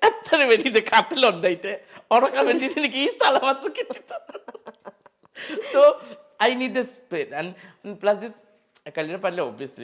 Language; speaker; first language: Malayalam; non-native, fluent; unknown